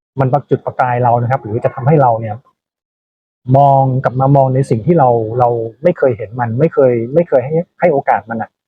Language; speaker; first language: Thai; native; Thai